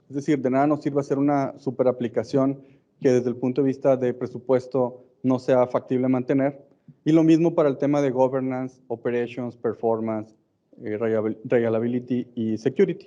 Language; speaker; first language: Spanish; native; Spanish